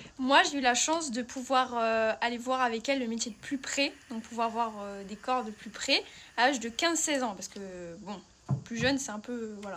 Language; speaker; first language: French; native; French